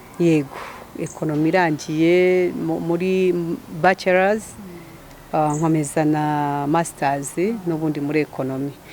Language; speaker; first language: Kinyarwanda; early bilingual, heritage; Kinyarwanda